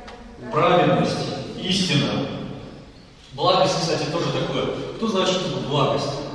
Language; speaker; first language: Russian; native; Russian